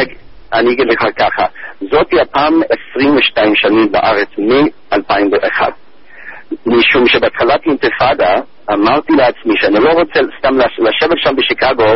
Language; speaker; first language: Hebrew; non-native, fluent; English